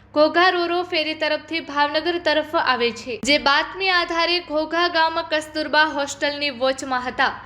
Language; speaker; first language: Gujarati; native; Gujarati